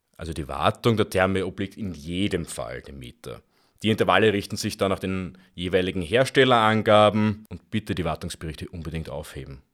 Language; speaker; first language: German; native; German